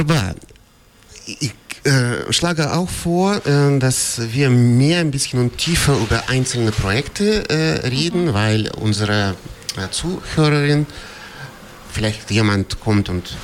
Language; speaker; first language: German; non-native, fluent; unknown